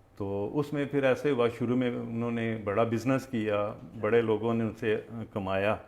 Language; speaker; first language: Urdu; non-native, local second language; Punjabi